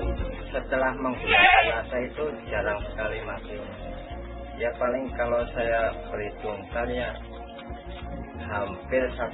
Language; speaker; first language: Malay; non-native, local second language; Javanese